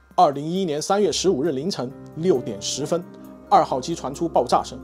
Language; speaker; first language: Chinese; native; Chinese